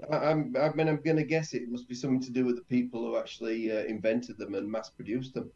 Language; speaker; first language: English; native; English